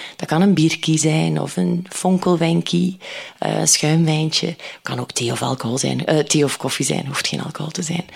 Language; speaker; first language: Dutch; native; Dutch